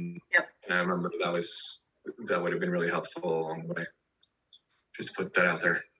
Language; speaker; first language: English; native; English